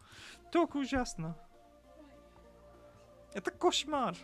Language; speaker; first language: Russian; non-native, learner; English